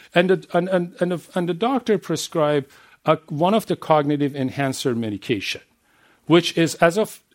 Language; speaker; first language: English; non-native, fluent; Persian